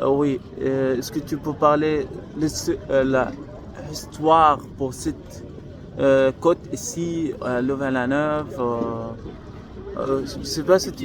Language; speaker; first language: French; non-native, learner; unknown